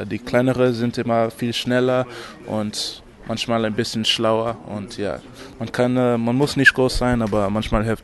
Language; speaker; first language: German; non-native, fluent; English